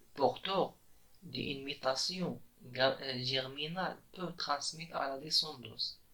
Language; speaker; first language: French; non-native, local second language; Arabic